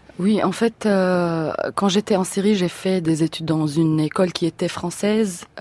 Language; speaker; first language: French; non-native, fluent; Arabic